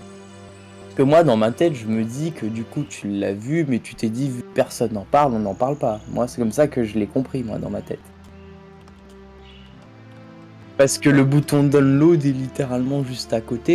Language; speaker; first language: French; native; French